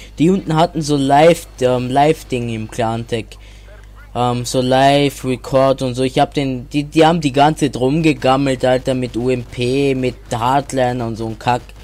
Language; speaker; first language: German; native; German